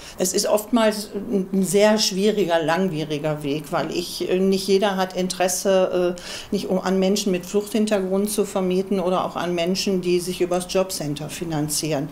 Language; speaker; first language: German; native; German